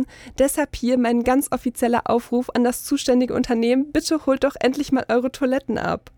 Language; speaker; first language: German; native; German